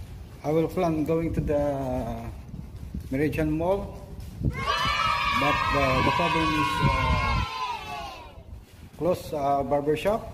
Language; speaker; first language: English; non-native, learner; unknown